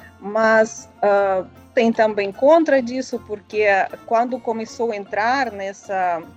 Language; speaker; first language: Portuguese; non-native, learner; Russian